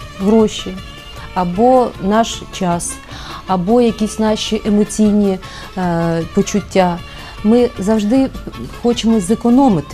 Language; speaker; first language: Ukrainian; non-native, local second language; Russian